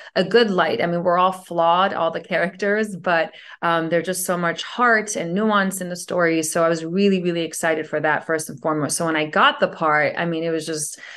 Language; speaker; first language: English; early bilingual, other home language; Persian